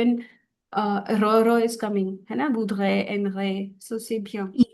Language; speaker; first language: French; non-native, fluent; Hindi